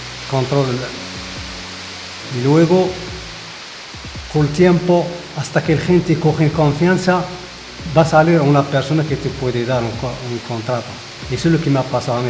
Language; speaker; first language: Spanish; non-native, fluent; Arabic